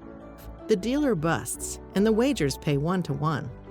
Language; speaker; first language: English; native; English